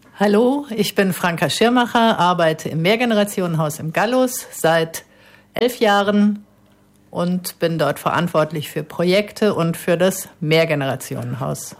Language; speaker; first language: German; native; German